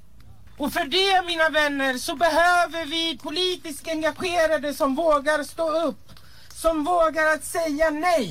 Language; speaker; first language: Swedish; early bilingual, other home language; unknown